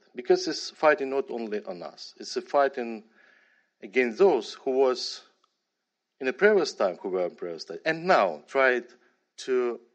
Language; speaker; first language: English; non-native, fluent; Ukrainian